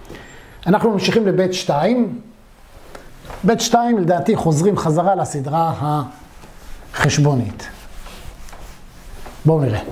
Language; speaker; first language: Hebrew; native; Hebrew